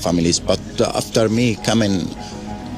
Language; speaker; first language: English; non-native, learner; Arabic